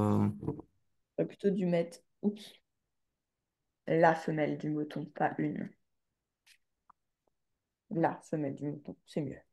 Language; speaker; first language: French; native; French